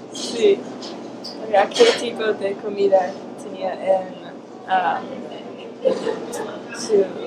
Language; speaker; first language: Spanish; non-native, learner; English